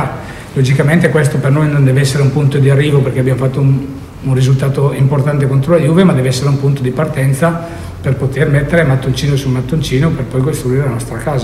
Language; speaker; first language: Italian; native; Italian